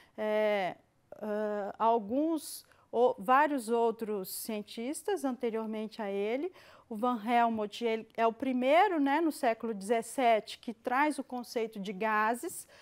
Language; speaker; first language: Portuguese; native; Portuguese